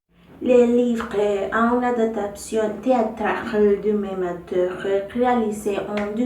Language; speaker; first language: French; non-native, learner; Spanish